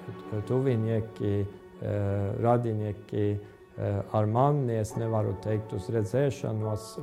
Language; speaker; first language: Latvian; non-native, fluent; Estonian